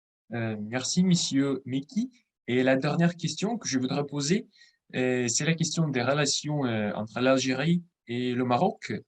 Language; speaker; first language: French; non-native, fluent; Russian